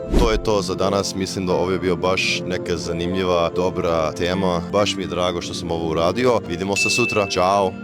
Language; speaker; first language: Serbian; early bilingual, heritage; Serbian